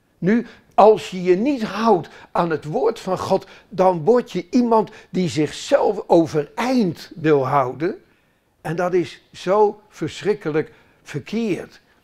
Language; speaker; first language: Dutch; native; Dutch